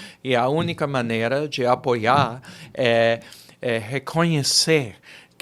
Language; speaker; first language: Portuguese; non-native, fluent; English